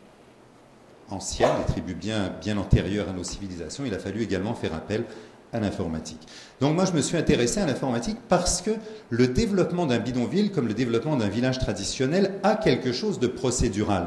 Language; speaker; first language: French; native; French